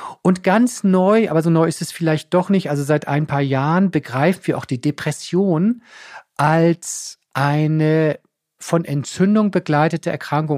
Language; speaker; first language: German; native; German